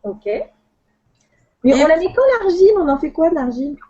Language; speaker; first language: French; native; French